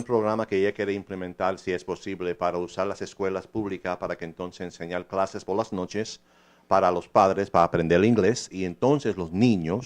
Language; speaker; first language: Spanish; early bilingual, heritage; English